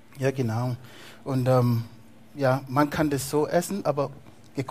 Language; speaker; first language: German; non-native, fluent; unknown